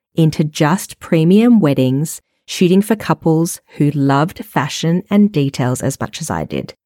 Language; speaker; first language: English; native; English